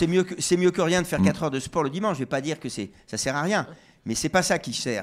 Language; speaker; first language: French; native; French